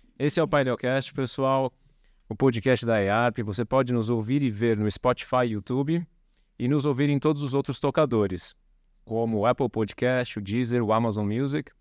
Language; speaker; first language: Portuguese; native; Portuguese